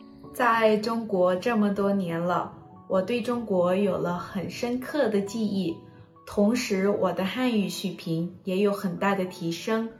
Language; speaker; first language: Chinese; non-native, fluent; Thai